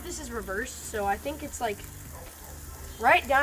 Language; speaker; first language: English; native; English